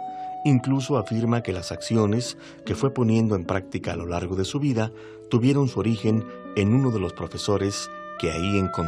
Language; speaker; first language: Spanish; native; Spanish